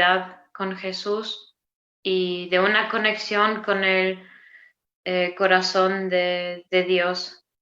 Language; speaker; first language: Spanish; non-native, learner; Romanian